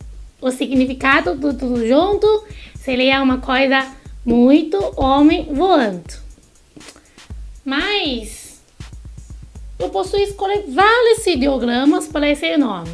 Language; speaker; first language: Portuguese; non-native, learner; Chinese